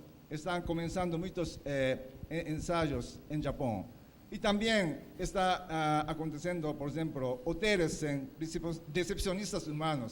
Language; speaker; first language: Portuguese; non-native, fluent; Japanese